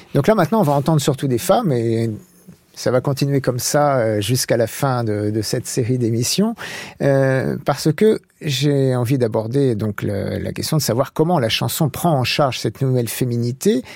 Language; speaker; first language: French; native; French